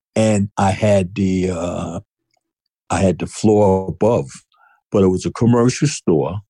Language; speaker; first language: English; native; English